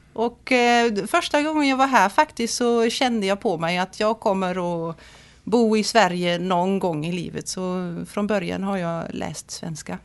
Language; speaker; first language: Swedish; non-native, fluent; Dutch